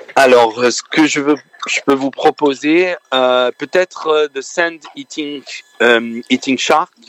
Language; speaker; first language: French; native; French